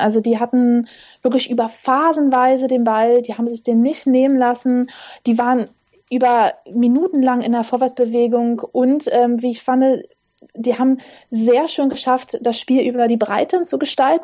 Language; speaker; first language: German; native; German